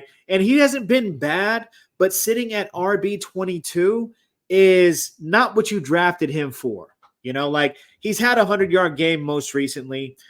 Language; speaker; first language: English; native; English